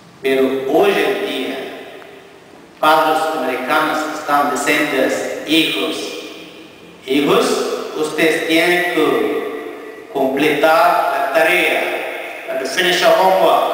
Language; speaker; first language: Spanish; non-native, fluent; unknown